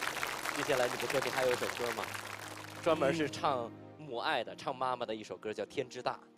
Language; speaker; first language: Chinese; native; Chinese